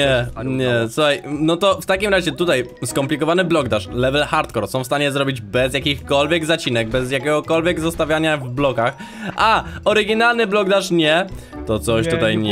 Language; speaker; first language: Polish; native; Polish